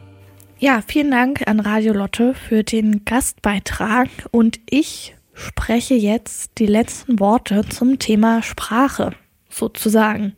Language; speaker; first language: German; native; German